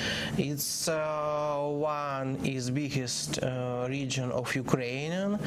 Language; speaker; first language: English; non-native, learner; Ukrainian